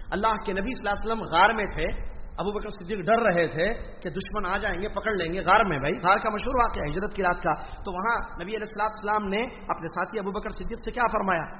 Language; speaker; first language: Urdu; native; Urdu